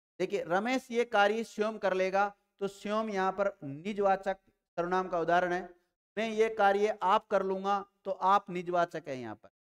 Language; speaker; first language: Hindi; native; Hindi